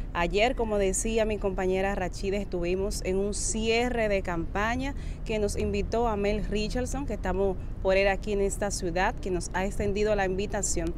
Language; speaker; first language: Spanish; native; Spanish